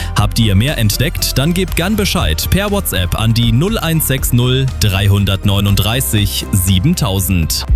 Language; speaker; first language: German; native; German